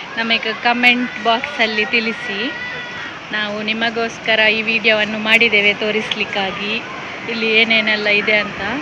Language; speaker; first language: Kannada; non-native, local second language; Tulu